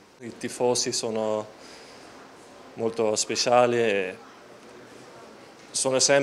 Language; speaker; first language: Italian; non-native, learner; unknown